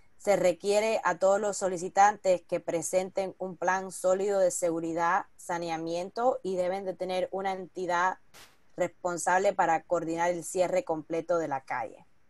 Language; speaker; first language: Spanish; early bilingual, heritage; Spanish